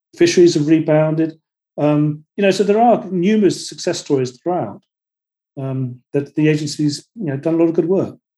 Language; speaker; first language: English; native; English